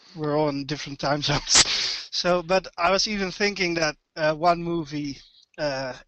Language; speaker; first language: English; non-native, fluent; Dutch